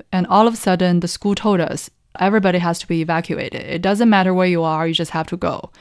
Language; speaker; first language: English; non-native, fluent; Chinese